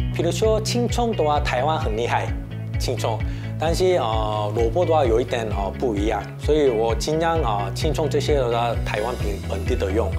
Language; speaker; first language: Chinese; non-native, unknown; Korean